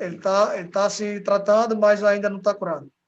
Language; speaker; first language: Portuguese; native; Portuguese